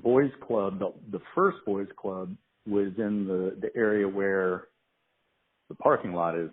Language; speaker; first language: English; native; English